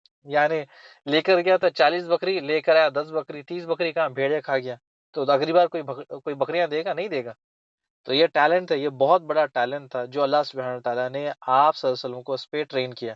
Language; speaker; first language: Urdu; native; Urdu